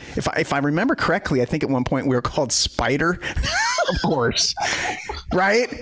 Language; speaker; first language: English; native; English